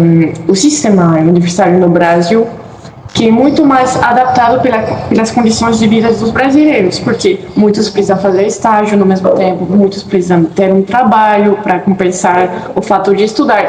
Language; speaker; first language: Portuguese; non-native, fluent; French